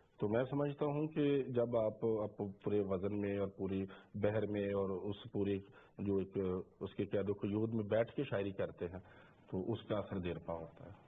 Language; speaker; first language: Urdu; non-native, local second language; Punjabi